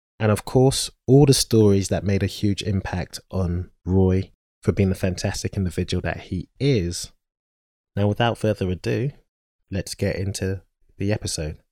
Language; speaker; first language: English; native; English